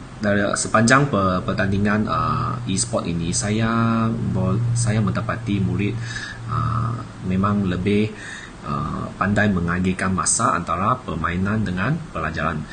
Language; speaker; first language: Malay; non-native, local second language; Chinese